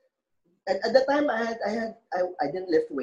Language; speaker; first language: English; non-native, local second language; Filipino